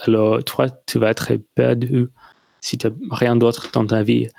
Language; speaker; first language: French; non-native, learner; English